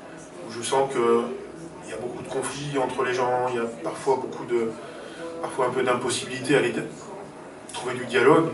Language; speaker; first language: French; native; French